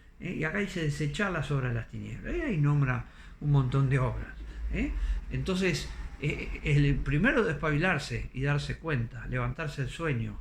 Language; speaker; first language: Spanish; native; Spanish